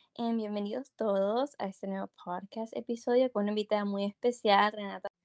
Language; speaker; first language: Spanish; early bilingual, heritage; English